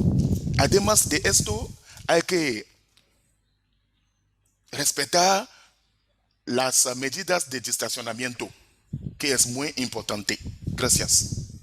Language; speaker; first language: Spanish; non-native, fluent; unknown